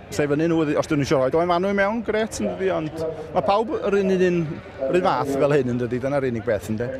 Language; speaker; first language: Welsh; native; Welsh